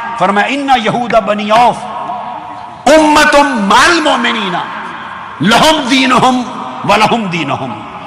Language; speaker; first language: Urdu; non-native, local second language; Punjabi